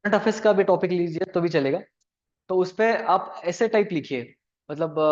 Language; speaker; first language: Hindi; non-native, local second language; Marathi